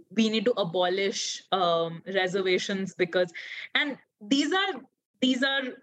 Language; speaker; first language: English; non-native, local second language; Hindi